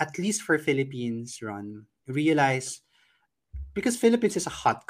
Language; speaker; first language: English; non-native, local second language; Filipino